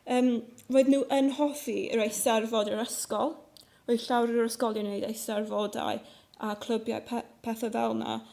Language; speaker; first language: Welsh; non-native, local second language; English